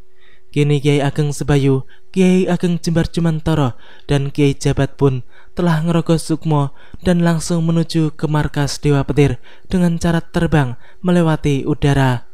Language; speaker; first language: Indonesian; native; Indonesian